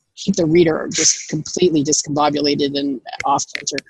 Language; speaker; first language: English; native; English